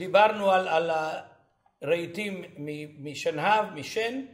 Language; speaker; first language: Hebrew; early bilingual, other home language; Ladino